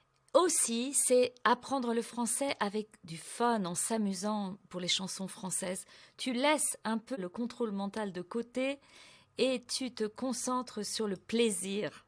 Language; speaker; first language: French; native; French